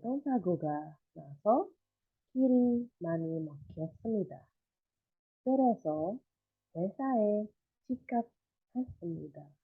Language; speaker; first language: Korean; non-native, fluent; Indonesian